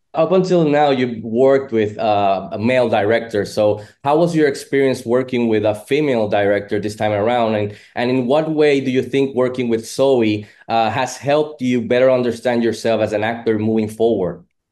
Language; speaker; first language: English; non-native, local second language; Spanish